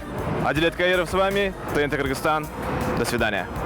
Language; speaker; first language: Russian; native; Russian